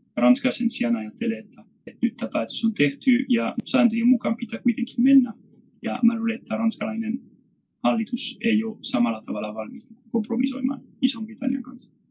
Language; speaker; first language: Finnish; non-native, fluent; French